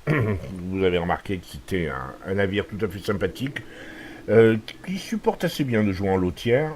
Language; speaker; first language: French; native; French